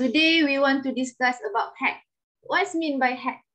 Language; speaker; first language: English; non-native, local second language; Malay